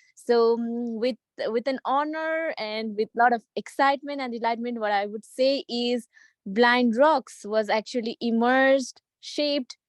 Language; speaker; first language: English; non-native, local second language; Nepali